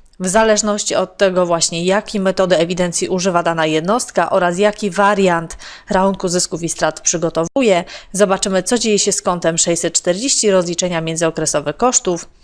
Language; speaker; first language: Polish; native; Polish